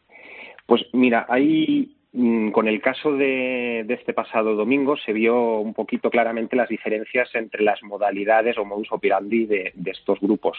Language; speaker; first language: Spanish; native; Spanish